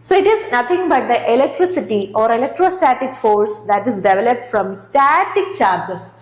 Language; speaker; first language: English; non-native, local second language; Malayalam